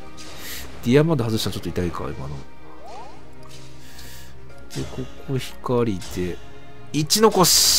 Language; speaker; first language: Japanese; native; Japanese